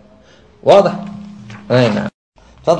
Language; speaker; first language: Arabic; native; Arabic